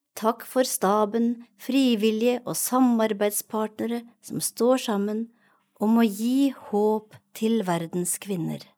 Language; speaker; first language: Norwegian; native; Norwegian